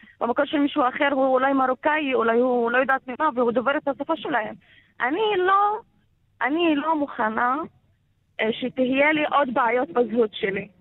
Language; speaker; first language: Hebrew; non-native, local second language; Arabic